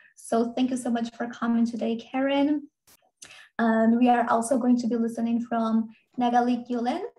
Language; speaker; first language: English; non-native, fluent; Portuguese